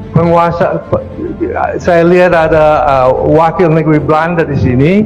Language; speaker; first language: Malay; non-native, fluent; English